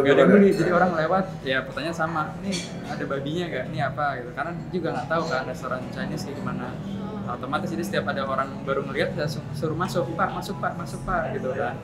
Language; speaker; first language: Indonesian; native; Indonesian